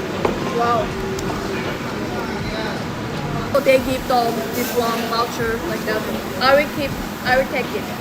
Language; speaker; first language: English; non-native, learner; Japanese